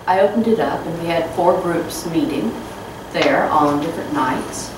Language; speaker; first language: English; native; English